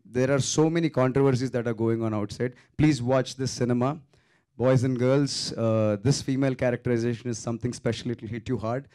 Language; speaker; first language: English; non-native, local second language; Telugu